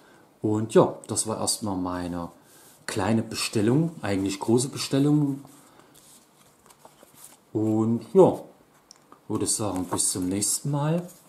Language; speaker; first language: German; native; German